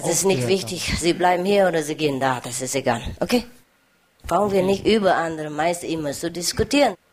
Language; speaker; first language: German; non-native, learner; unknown